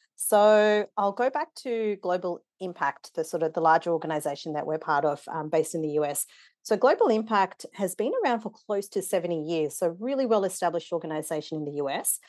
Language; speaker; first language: English; native; English